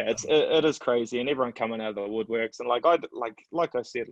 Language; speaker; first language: English; native; English